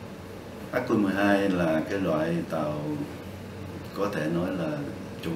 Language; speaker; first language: Vietnamese; non-native, local second language; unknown